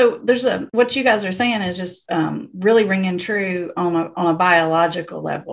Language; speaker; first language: English; native; English